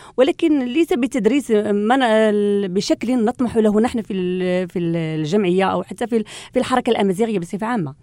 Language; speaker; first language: Arabic; non-native, local second language; Central Atlas Tamazight